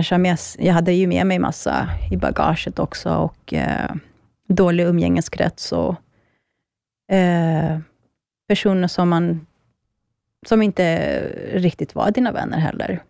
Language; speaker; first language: Swedish; early bilingual, other home language; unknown